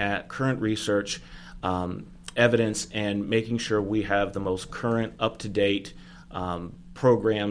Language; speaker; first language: English; native; English